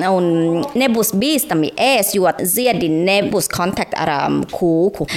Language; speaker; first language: Latvian; non-native, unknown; Thai